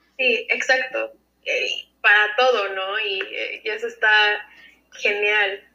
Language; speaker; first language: Spanish; early bilingual, heritage; Spanish